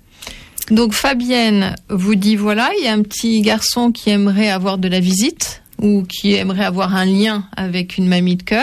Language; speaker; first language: French; native; French